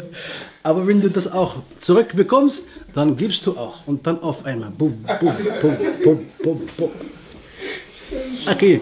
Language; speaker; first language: German; non-native, learner; Arabic